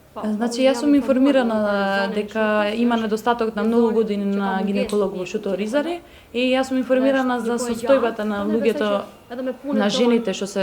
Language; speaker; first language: Macedonian; non-native, fluent; Albanian